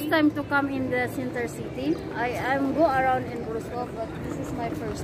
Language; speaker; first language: English; non-native, learner; Filipino